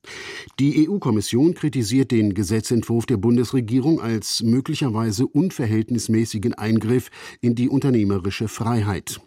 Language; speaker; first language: German; native; German